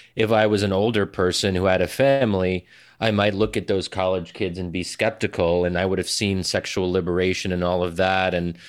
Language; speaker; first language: English; early bilingual, other home language; Arabic